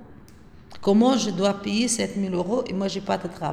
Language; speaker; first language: French; non-native, local second language; Arabic